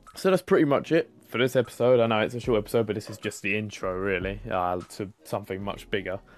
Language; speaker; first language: English; native; English